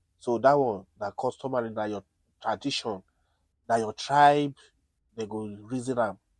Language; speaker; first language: Nigerian Pidgin; non-native, local second language; Yoruba